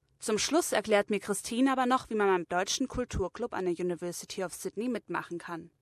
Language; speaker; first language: German; native; German